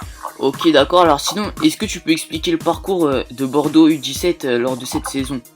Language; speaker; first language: French; native; French